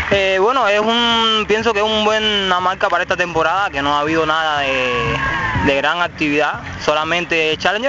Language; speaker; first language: Spanish; native; Spanish